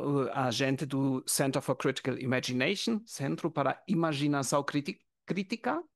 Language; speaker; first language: Portuguese; non-native, learner; German